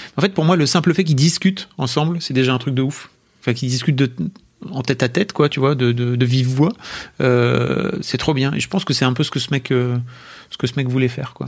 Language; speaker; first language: French; native; French